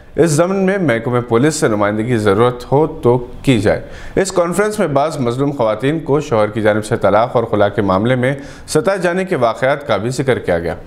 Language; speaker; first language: Urdu; native; Urdu